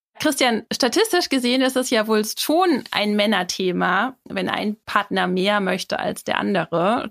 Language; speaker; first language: German; native; German